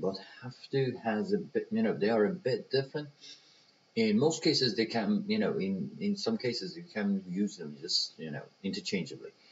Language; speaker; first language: English; non-native, fluent; Persian